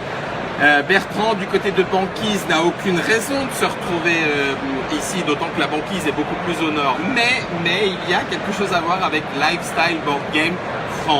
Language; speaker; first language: French; native; French